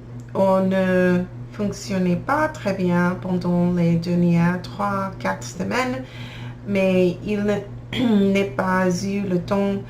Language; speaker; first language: French; non-native, learner; English